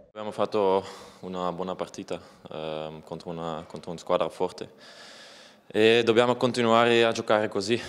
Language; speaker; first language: Italian; non-native, fluent; Dutch